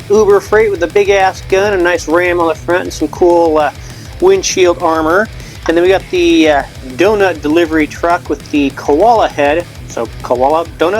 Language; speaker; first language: English; native; English